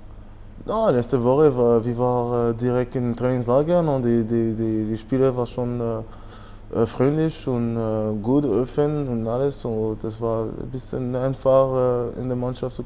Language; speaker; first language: German; non-native, fluent; French